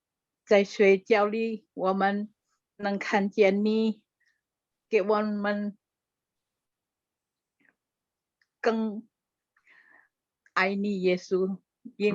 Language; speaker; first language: Chinese; non-native, learner; Indonesian